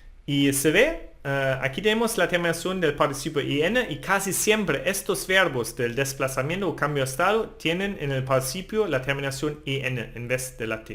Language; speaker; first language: Spanish; non-native, fluent; German